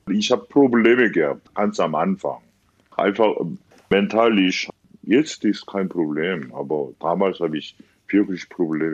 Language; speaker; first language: German; non-native, fluent; Korean